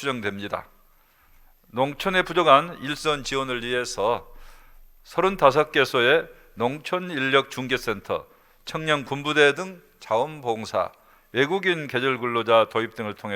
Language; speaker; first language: Korean; native; Korean